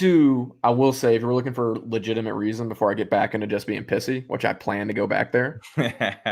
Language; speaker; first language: English; native; English